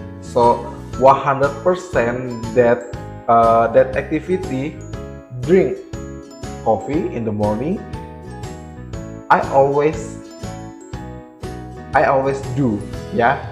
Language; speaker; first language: English; non-native, learner; Indonesian